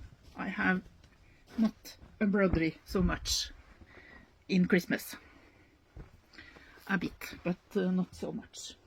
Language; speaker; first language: English; non-native, learner; Norwegian